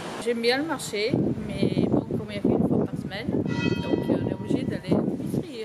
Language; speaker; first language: French; native; French